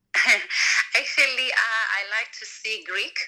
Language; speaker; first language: English; non-native, learner; Persian